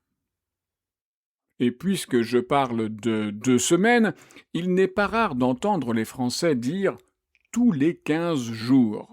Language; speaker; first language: French; native; French